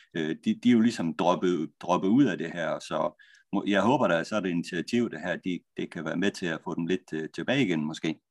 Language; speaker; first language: Danish; native; Danish